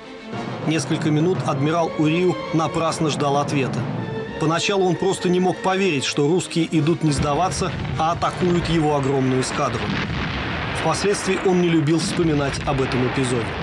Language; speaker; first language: Russian; native; Russian